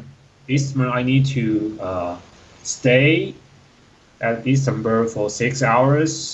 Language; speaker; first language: English; non-native, learner; Chinese